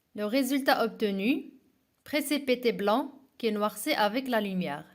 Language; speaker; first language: French; non-native, local second language; Arabic